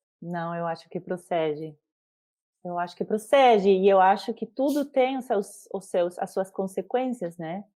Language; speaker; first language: Portuguese; non-native, fluent; Spanish